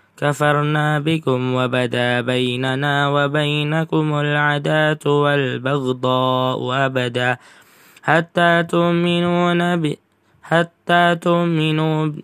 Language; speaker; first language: Arabic; non-native, learner; Indonesian